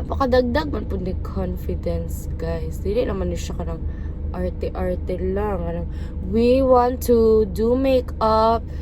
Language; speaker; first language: Cebuano; non-native, local second language; Filipino